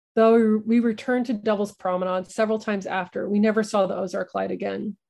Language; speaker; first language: English; native; English